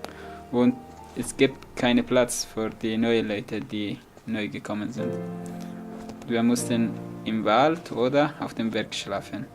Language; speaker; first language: German; non-native, fluent; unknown